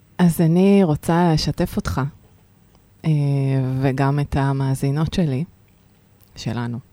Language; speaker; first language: Hebrew; early bilingual, other home language; Russian